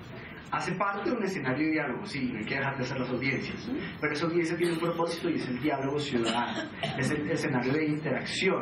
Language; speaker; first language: Spanish; native; Spanish